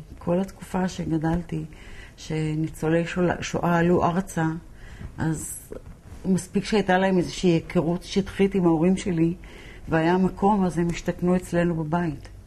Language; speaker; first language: Hebrew; early bilingual, other home language; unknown